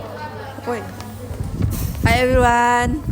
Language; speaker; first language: English; non-native, learner; Indonesian